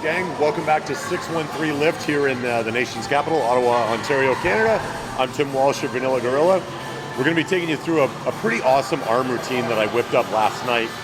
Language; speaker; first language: English; native; English